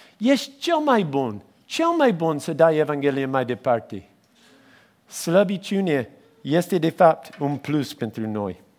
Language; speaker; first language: Romanian; non-native, fluent; English